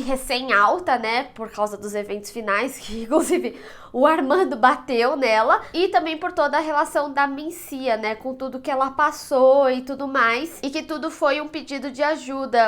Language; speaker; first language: Portuguese; native; Portuguese